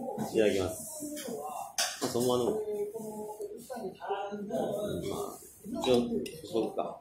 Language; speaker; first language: Japanese; native; Japanese